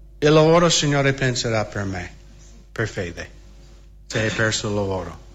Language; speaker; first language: Italian; non-native, fluent; English